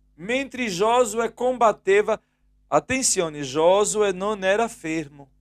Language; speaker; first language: Italian; non-native, fluent; Portuguese